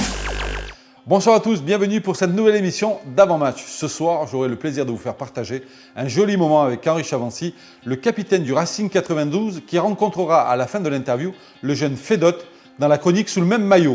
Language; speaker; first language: French; native; French